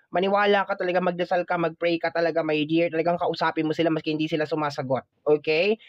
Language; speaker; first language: Filipino; native; Filipino